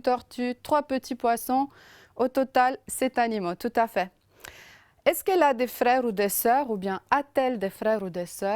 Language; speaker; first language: French; non-native, fluent; Romanian